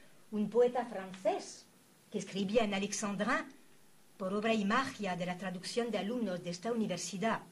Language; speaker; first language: Spanish; native; Spanish